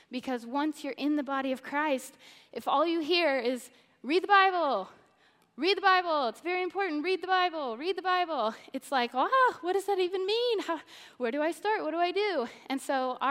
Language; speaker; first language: English; native; English